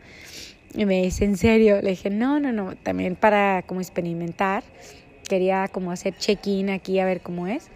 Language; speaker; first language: Spanish; native; Spanish